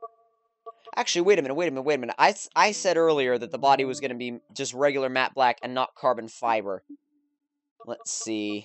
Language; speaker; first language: English; native; English